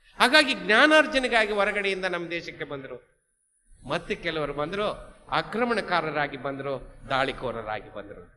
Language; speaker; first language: Kannada; non-native, local second language; Telugu